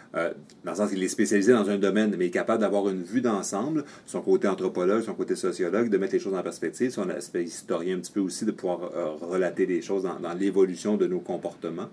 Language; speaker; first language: French; native; French